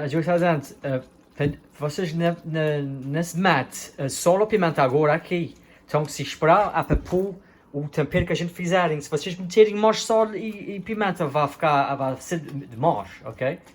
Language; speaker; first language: Portuguese; early bilingual, heritage; Portuguese